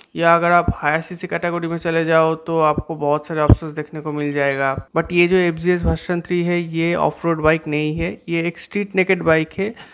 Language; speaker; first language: Hindi; non-native, local second language; Bangla